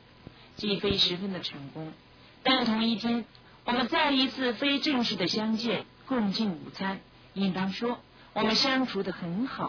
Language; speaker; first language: Chinese; native; Chinese